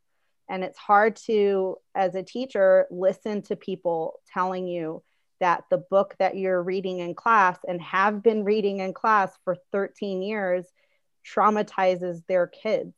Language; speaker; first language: English; early bilingual, other home language; Spanish